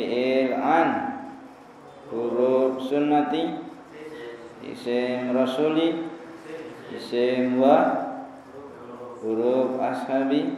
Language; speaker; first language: Arabic; non-native, fluent; Indonesian